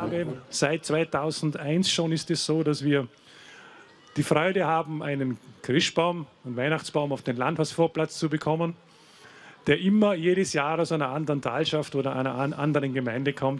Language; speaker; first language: German; native; German